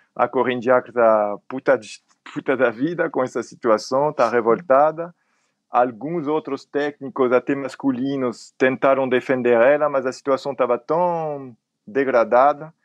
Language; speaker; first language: Portuguese; non-native, fluent; French